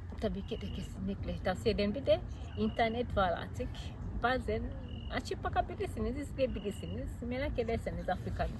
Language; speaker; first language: Turkish; non-native, fluent; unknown